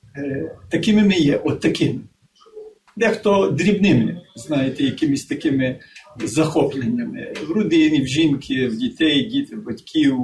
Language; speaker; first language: Ukrainian; early bilingual, heritage; Ukrainian